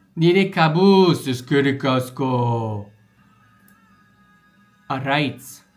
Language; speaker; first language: Basque; non-native, learner; English